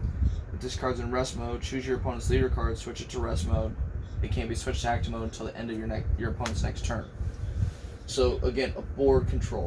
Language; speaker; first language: English; native; English